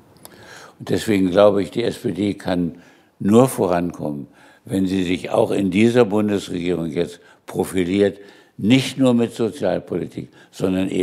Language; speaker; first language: German; native; German